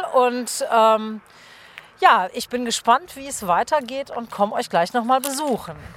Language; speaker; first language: German; native; German